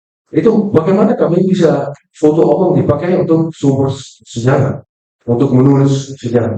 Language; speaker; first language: Indonesian; non-native, fluent; Dutch